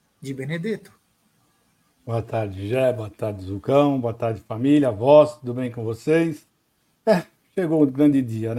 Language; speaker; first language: Portuguese; native; Portuguese